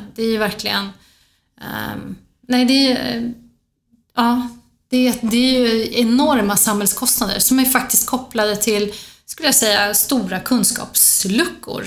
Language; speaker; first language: Swedish; native; Swedish